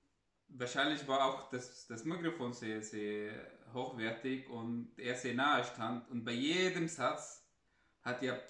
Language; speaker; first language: German; non-native, fluent; Arabic